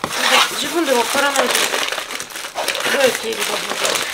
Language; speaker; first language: Japanese; non-native, learner; Russian